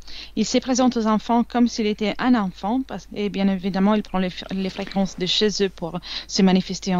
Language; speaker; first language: French; non-native, fluent; Italian